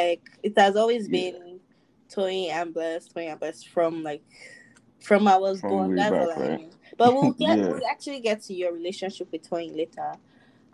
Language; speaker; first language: English; non-native, local second language; Yoruba